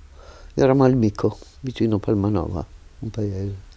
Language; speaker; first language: Italian; non-native, local second language; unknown